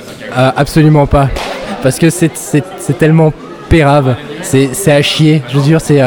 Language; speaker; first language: French; native; French